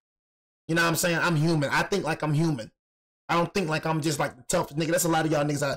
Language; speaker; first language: English; native; English